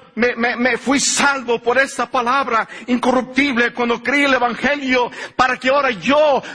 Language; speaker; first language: Spanish; early bilingual, heritage; Spanish